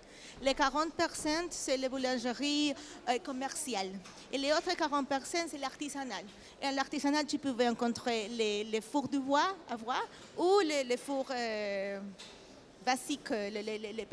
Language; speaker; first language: French; non-native, learner; Spanish